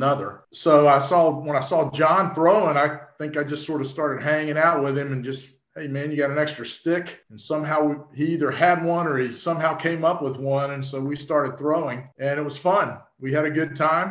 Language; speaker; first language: English; native; English